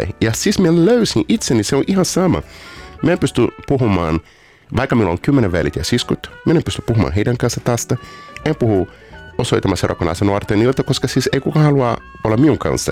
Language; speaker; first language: Finnish; non-native, fluent; Portuguese